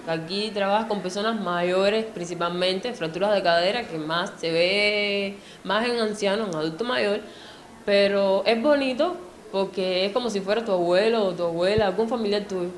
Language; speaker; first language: Spanish; native; Spanish